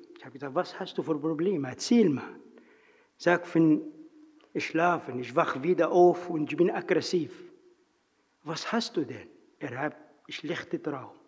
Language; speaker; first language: German; non-native, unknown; Arabic